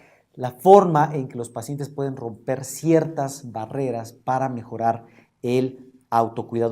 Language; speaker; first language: Spanish; native; Spanish